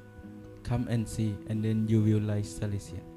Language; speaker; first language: English; non-native, learner; Thai